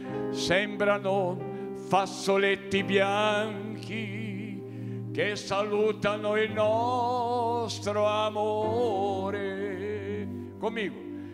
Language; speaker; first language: Italian; native; Italian